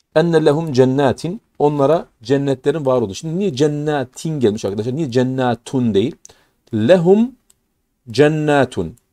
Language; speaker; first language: Turkish; native; Turkish